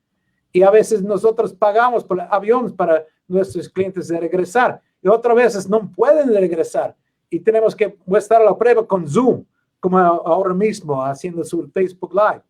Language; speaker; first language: Spanish; non-native, learner; English